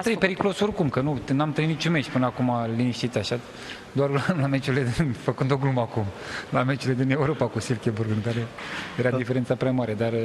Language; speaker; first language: Romanian; native; Romanian